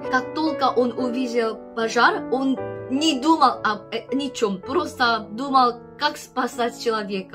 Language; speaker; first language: Russian; non-native, fluent; Korean